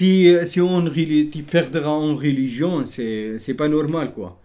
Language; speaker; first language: French; non-native, learner; Kurdish